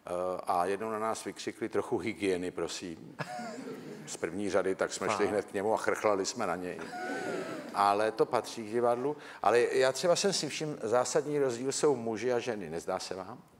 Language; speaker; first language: Czech; native; Czech